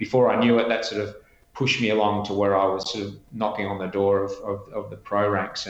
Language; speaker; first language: English; native; English